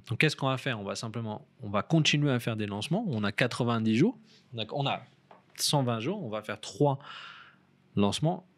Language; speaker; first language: French; native; French